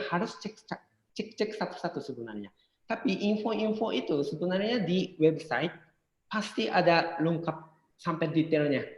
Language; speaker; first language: Indonesian; non-native, fluent; Japanese